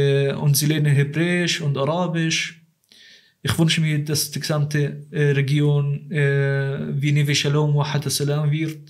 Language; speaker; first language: German; non-native, fluent; Arabic